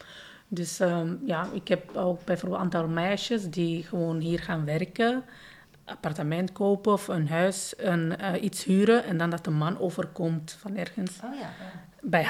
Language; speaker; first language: Dutch; non-native, fluent; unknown